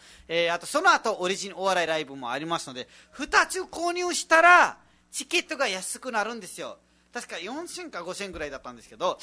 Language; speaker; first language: Japanese; non-native, fluent; Nepali